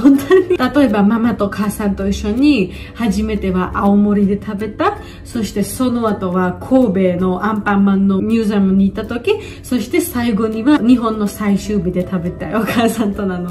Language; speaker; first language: Japanese; non-native, learner; Georgian